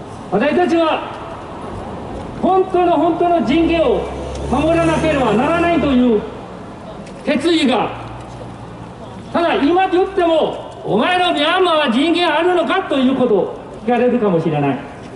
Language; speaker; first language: Japanese; non-native, fluent; Burmese